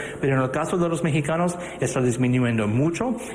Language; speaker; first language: Spanish; early bilingual, other home language; English